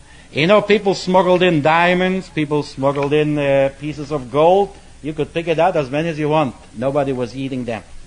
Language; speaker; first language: English; non-native, fluent; Polish